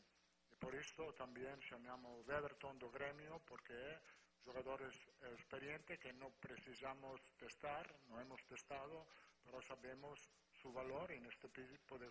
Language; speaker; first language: Portuguese; non-native, fluent; Spanish